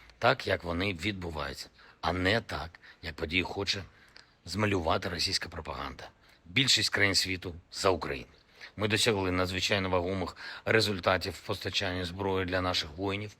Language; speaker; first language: Ukrainian; non-native, local second language; Russian